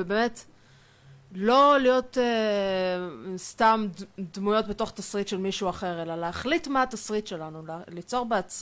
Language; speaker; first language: Hebrew; native; Hebrew